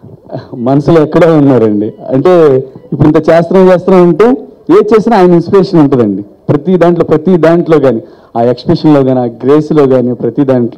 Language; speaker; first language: Telugu; native; Telugu